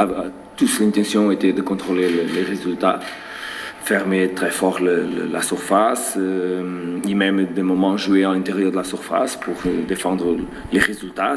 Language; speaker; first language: French; non-native, learner; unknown